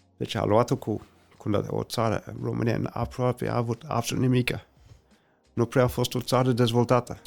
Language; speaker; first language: Romanian; non-native, fluent; English